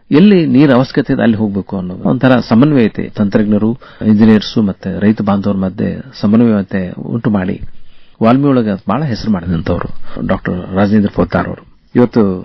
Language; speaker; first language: Kannada; native; Kannada